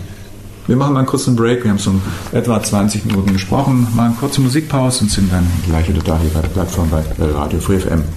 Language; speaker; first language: German; native; German